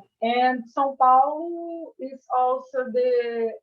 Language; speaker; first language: English; non-native, learner; Portuguese